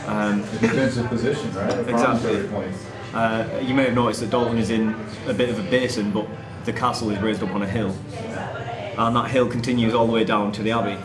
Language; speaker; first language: English; native; English